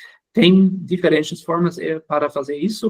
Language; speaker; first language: Portuguese; non-native, fluent; German